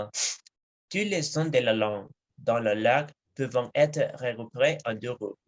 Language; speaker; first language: French; non-native, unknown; Spanish